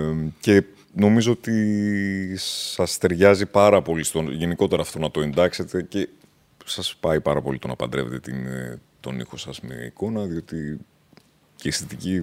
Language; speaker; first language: Greek; native; Greek